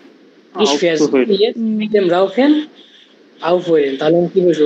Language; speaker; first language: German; non-native, learner; Bangla